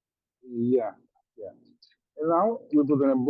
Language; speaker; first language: English; non-native, learner; Italian